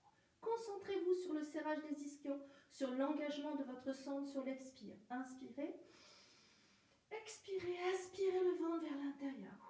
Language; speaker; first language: French; native; French